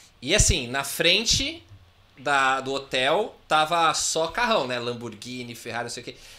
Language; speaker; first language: Portuguese; native; Portuguese